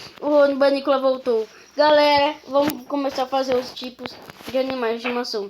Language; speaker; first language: Portuguese; native; Portuguese